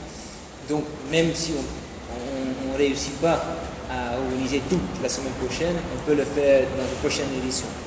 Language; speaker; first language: French; non-native, fluent; Dutch